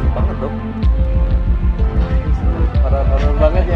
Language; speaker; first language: Indonesian; native; Indonesian